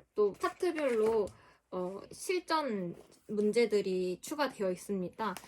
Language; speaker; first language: Korean; native; Korean